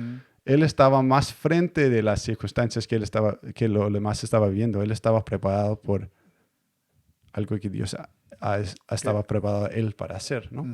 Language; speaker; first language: Spanish; non-native, learner; Danish